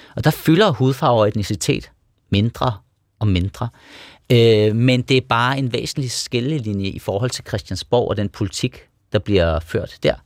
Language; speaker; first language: Danish; early bilingual, other home language; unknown